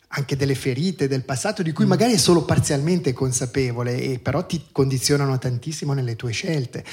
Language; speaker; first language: Italian; native; Italian